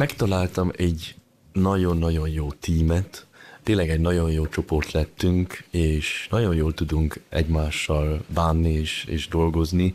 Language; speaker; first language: Hungarian; early bilingual, heritage; Hungarian